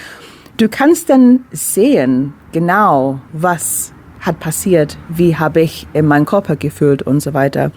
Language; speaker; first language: German; non-native, fluent; English